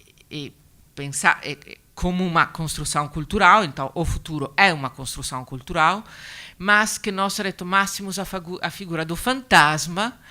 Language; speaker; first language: Portuguese; non-native, learner; Italian